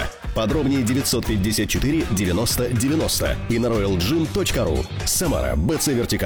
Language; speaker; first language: Russian; native; Russian